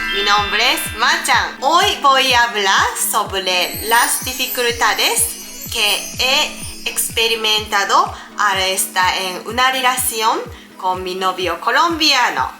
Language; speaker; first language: Spanish; non-native, learner; Japanese